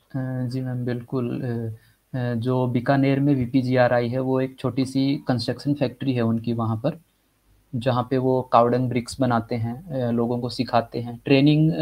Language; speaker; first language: Hindi; native; Hindi